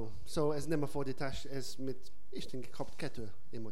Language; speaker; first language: Hungarian; non-native, learner; English